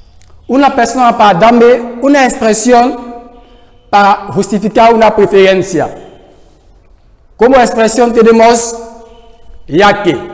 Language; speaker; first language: Spanish; non-native, fluent; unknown